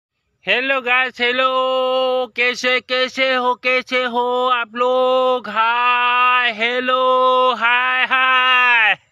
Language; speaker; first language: Hindi; non-native, local second language; Assamese